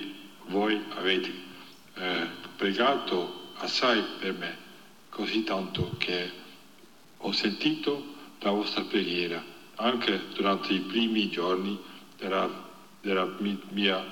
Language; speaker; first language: Italian; non-native, fluent; Dutch